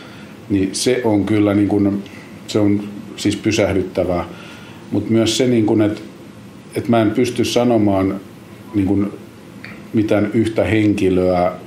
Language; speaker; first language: Finnish; native; Finnish